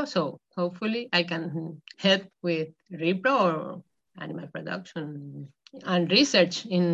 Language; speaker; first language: English; non-native, fluent; Spanish